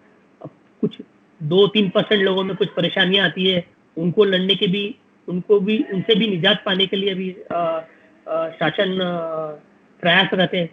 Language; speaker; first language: Hindi; native; Hindi